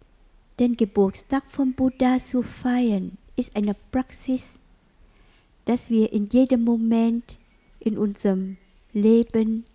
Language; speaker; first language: German; non-native, learner; Vietnamese